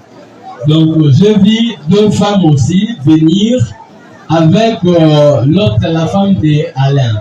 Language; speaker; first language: French; non-native, local second language; Lingala